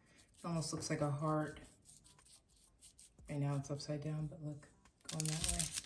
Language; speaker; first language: English; native; English